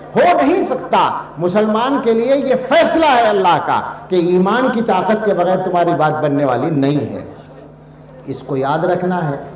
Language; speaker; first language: Urdu; native; Urdu